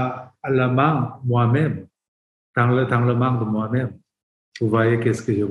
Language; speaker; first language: French; non-native, fluent; Korean